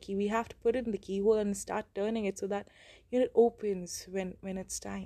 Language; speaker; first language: English; non-native, local second language; Hindi